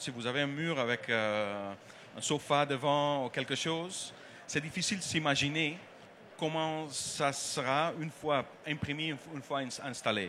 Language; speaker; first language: French; non-native, learner; Dutch